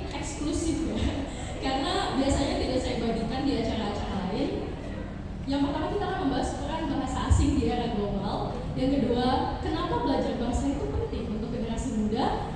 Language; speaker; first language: Indonesian; native; Indonesian